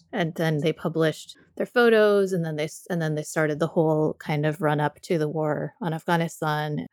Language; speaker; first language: English; native; English